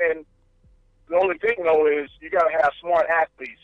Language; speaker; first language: English; native; English